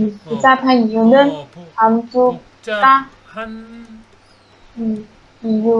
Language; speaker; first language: Korean; non-native, learner; Chinese